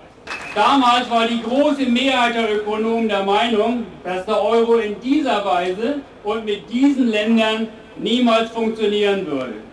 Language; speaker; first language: German; native; German